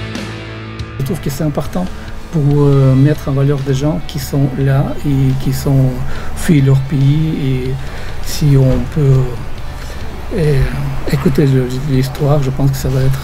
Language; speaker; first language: French; non-native, fluent; Russian